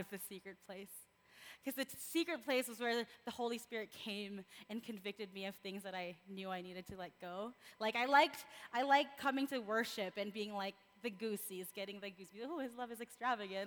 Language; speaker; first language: English; non-native, local second language; Filipino